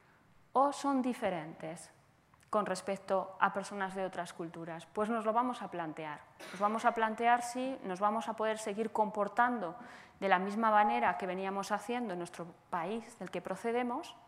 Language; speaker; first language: Spanish; native; Spanish